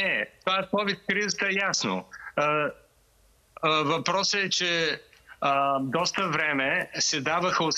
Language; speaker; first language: Bulgarian; native; Bulgarian